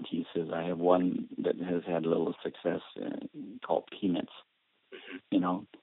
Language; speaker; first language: English; early bilingual, other home language; Spanish